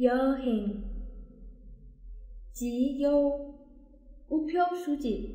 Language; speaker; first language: Korean; non-native, fluent; Chinese